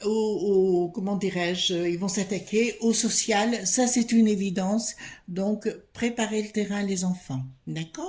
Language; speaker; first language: French; native; French